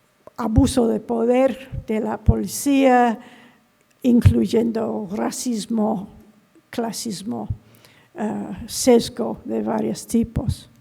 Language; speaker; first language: Spanish; non-native, fluent; English